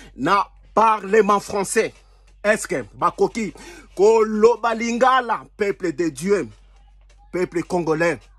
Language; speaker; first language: French; non-native, local second language; Lingala